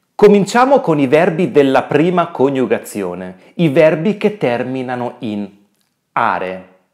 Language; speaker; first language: Italian; native; Italian